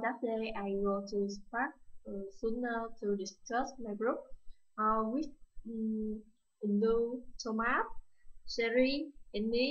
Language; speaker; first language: English; non-native, learner; Vietnamese